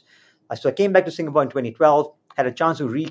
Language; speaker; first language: English; native; English